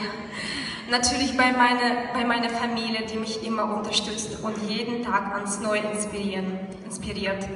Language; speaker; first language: German; non-native, fluent; Russian